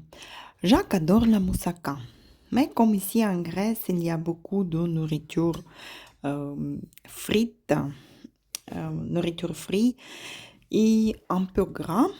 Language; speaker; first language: French; non-native, fluent; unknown